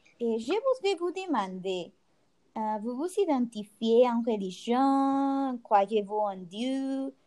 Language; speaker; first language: French; non-native, learner; Spanish